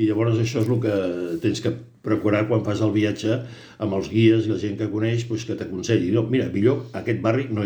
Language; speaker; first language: Catalan; native; Catalan